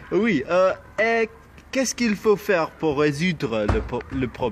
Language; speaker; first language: French; non-native, learner; English